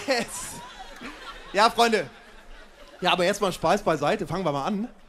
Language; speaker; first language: German; native; German